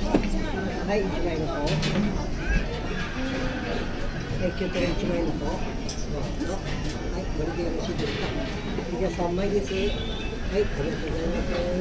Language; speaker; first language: Japanese; native; Japanese